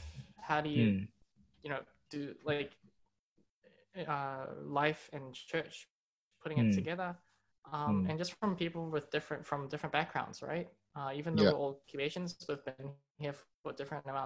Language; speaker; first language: English; non-native, local second language; Cantonese